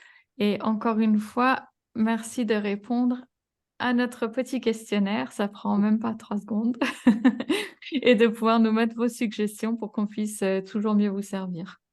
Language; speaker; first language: French; native; French